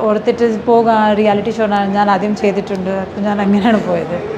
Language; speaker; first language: Malayalam; non-native, learner; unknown